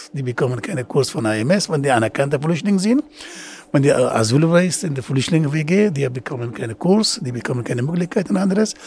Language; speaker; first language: German; non-native, learner; Persian